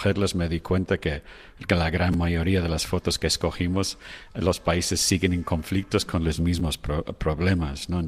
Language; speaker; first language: Spanish; non-native, fluent; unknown